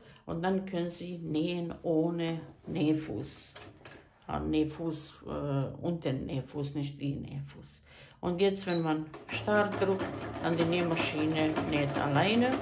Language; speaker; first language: German; non-native, fluent; Croatian